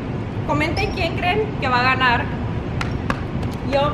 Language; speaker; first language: Spanish; native; Spanish